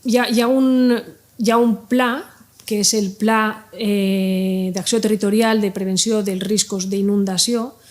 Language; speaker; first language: Catalan; native; Catalan